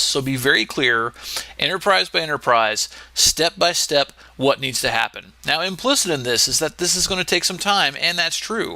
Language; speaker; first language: English; native; English